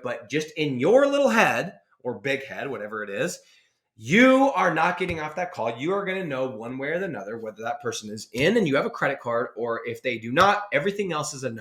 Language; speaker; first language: English; native; English